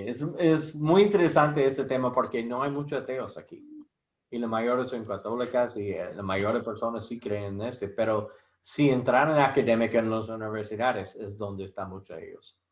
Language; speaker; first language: Spanish; non-native, learner; English